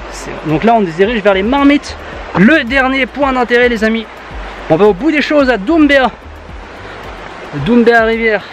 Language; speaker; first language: French; native; French